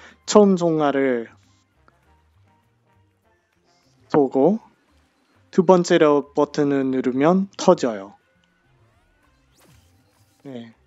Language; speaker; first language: Korean; non-native, fluent; English